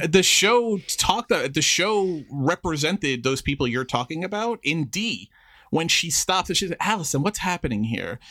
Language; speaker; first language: English; native; English